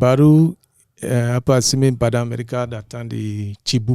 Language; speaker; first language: Indonesian; non-native, fluent; English